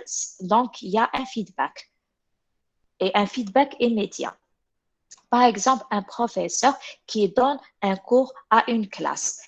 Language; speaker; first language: French; non-native, local second language; Arabic